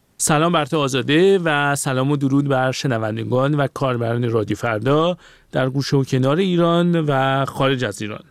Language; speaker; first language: Persian; non-native, local second language; Armenian